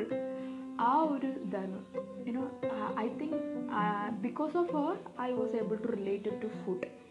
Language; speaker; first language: English; non-native, local second language; Malayalam